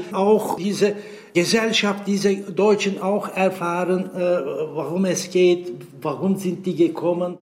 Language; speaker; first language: German; non-native, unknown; Turkish